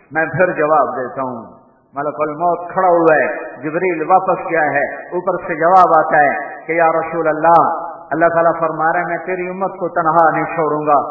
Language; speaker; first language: Urdu; non-native, local second language; Punjabi